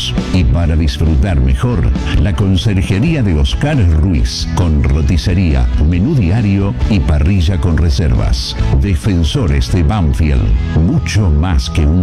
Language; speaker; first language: Spanish; native; Spanish